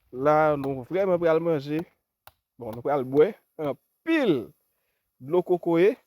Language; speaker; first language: Haitian Creole; native; Haitian Creole